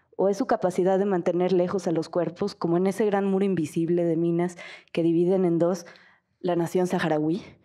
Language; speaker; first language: Spanish; native; Spanish